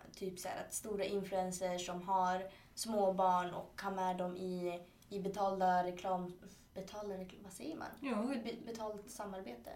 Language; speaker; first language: Swedish; early bilingual, other home language; Spanish